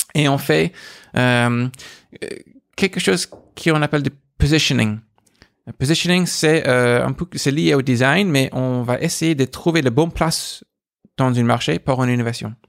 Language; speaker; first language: French; non-native, fluent; English